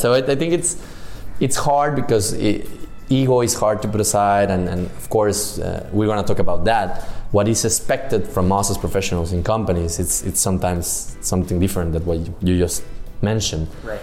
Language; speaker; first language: English; non-native, fluent; Spanish